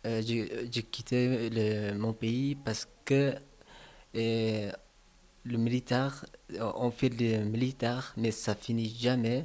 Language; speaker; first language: French; non-native, learner; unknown